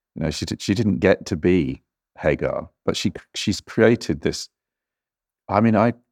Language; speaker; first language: English; native; English